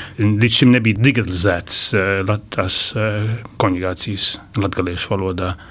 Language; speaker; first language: Latvian; early bilingual, heritage; Latvian